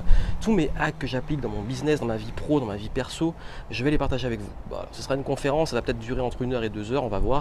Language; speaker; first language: French; native; French